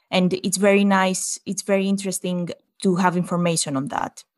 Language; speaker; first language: English; non-native, fluent; Greek